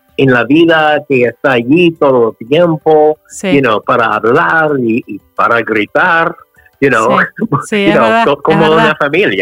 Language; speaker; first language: Spanish; non-native, learner; English